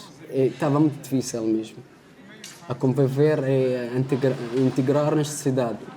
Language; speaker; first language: Portuguese; non-native, learner; Arabic